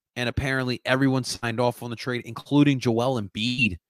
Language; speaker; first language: English; native; English